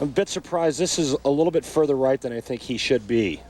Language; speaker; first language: English; native; English